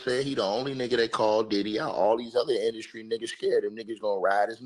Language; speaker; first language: English; native; English